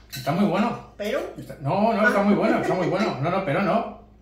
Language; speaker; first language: Spanish; native; Spanish